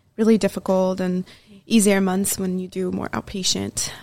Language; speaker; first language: English; early bilingual, other home language; Persian